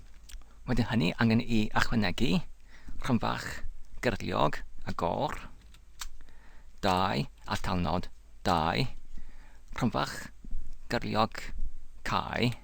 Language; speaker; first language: Welsh; non-native, fluent; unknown